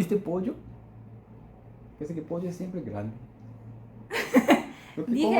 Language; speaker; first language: Spanish; non-native, learner; Korean